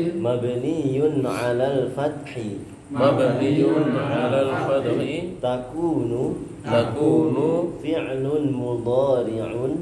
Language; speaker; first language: Arabic; non-native, fluent; Indonesian